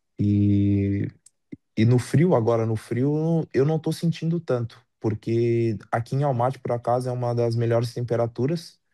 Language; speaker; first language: Portuguese; native; Portuguese